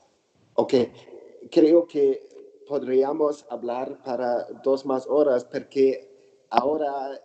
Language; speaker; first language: Spanish; non-native, learner; German